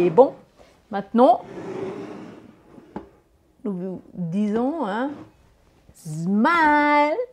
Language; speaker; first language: French; non-native, learner; Italian